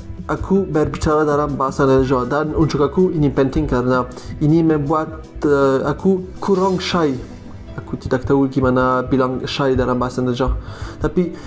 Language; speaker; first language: Indonesian; non-native, learner; French